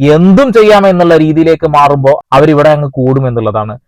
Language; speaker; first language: Malayalam; native; Malayalam